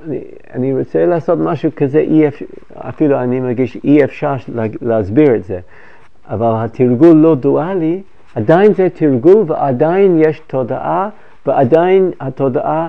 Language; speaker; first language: Hebrew; non-native, fluent; English